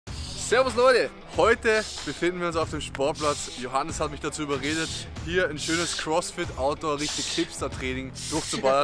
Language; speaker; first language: German; native; German